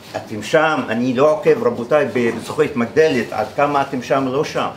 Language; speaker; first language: Hebrew; native; Hebrew